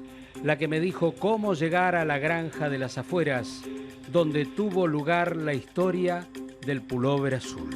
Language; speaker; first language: Spanish; native; Spanish